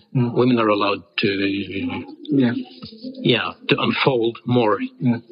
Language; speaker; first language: English; non-native, fluent; Norwegian